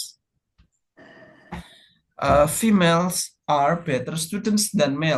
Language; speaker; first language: English; non-native, fluent; Indonesian